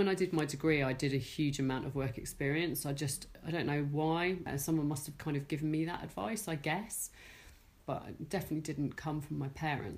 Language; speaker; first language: English; native; English